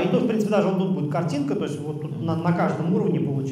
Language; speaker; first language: Russian; native; Russian